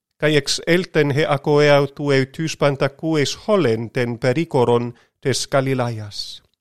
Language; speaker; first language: Greek; non-native, learner; English